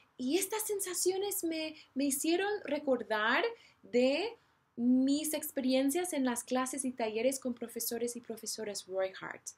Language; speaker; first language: Spanish; non-native, fluent; English